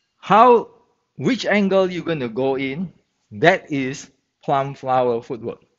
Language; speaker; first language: English; non-native, fluent; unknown